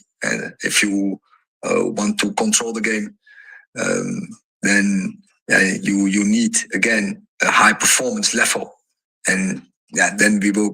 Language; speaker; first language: English; non-native, fluent; Dutch